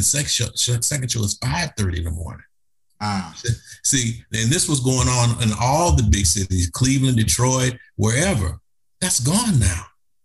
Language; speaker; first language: English; native; English